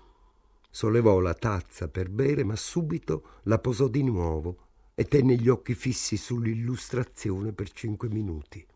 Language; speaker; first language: Italian; native; Italian